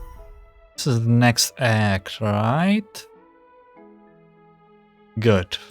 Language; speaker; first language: English; non-native, fluent; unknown